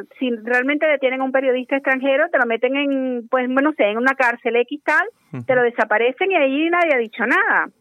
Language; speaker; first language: Spanish; native; Spanish